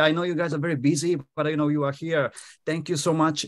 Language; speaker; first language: English; non-native, fluent; Japanese